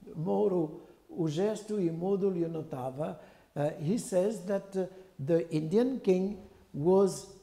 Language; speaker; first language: English; non-native, fluent; French